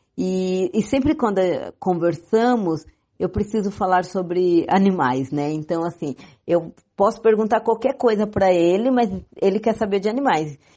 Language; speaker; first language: Portuguese; native; Portuguese